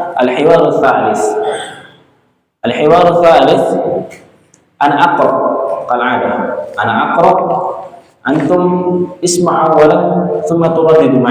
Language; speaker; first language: Arabic; non-native, fluent; Indonesian